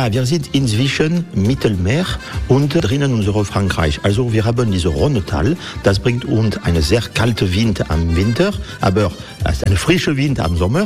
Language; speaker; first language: German; non-native, fluent; French